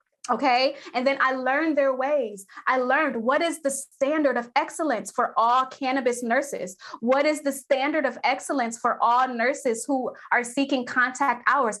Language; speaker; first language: English; native; English